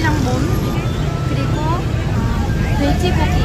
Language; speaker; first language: Korean; non-native, learner; Vietnamese